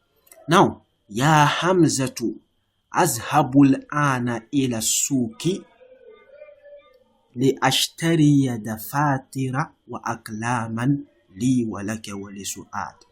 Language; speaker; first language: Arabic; non-native, fluent; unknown